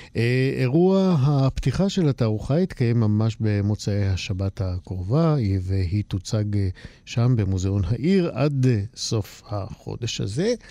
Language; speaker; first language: Hebrew; native; Hebrew